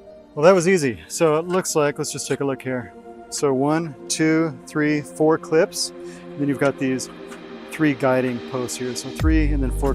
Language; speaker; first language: English; native; English